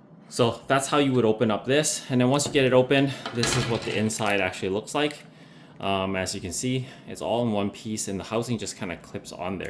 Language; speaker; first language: English; native; English